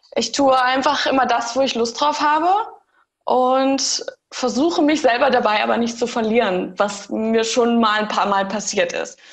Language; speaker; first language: German; early bilingual, heritage; German